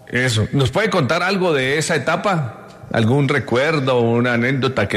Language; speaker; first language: Spanish; native; Spanish